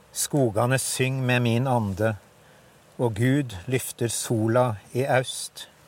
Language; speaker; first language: Norwegian; native; Norwegian